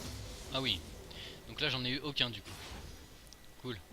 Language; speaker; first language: French; native; French